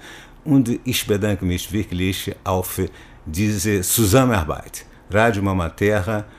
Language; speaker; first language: German; non-native, learner; Portuguese